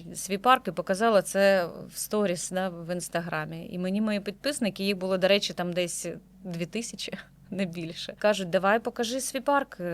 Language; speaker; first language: Ukrainian; native; Ukrainian